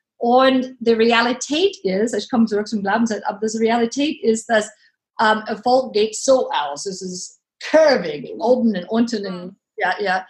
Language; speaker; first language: German; non-native, learner; English